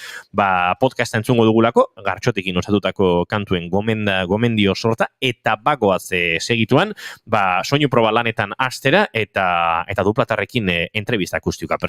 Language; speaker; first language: Basque; native; Basque